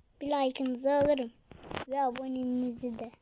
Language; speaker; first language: Turkish; native; Turkish